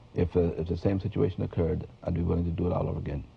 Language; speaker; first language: English; native; English